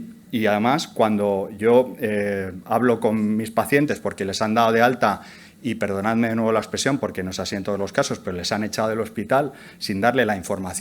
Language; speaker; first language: Spanish; native; Spanish